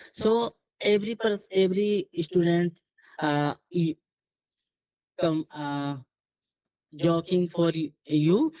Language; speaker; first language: English; non-native, learner; Hindi